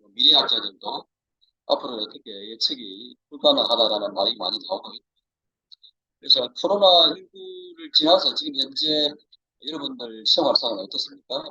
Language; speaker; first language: Korean; native; Korean